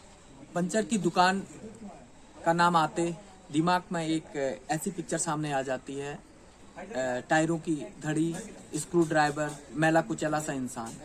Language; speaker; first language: Hindi; native; Hindi